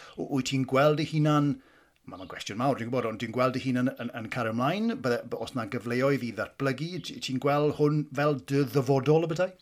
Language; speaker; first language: Welsh; native; Welsh